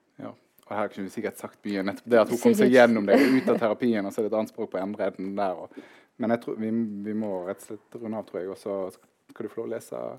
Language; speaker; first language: Norwegian; native; Norwegian